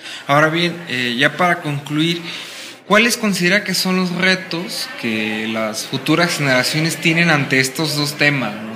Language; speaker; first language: Spanish; native; Spanish